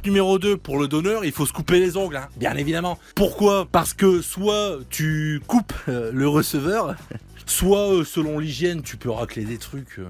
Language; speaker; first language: French; native; French